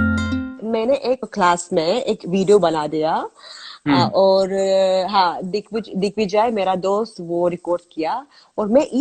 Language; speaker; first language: Hindi; non-native, learner; Azerbaijani